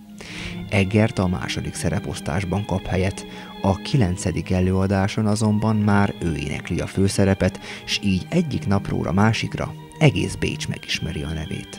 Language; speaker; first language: Hungarian; native; Hungarian